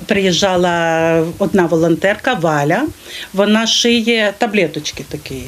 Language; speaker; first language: Ukrainian; native; Ukrainian